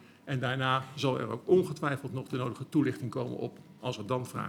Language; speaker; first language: Dutch; native; Dutch